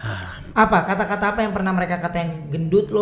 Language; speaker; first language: Indonesian; native; Indonesian